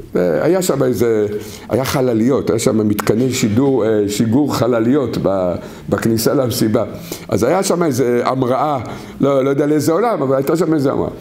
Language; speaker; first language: Hebrew; native; Hebrew